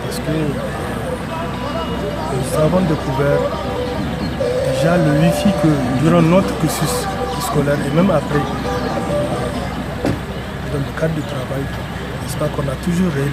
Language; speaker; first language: French; non-native, local second language; Hausa